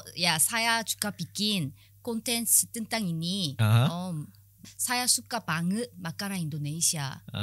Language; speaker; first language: Indonesian; non-native, learner; Korean